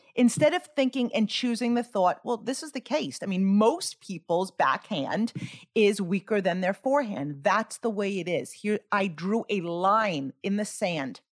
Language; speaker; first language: English; native; English